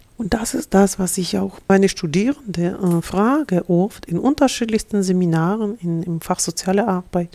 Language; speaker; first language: German; non-native, fluent; Russian